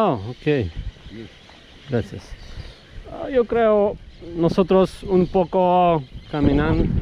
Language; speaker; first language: Spanish; non-native, learner; Polish